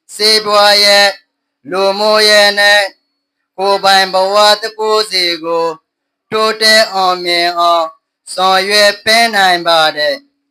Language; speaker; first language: Burmese; non-native, local second language; Rohingya